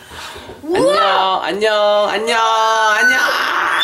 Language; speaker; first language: Korean; native; Korean